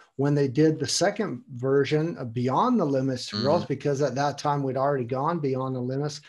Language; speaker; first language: English; native; English